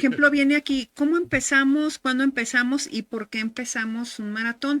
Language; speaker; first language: Spanish; native; Spanish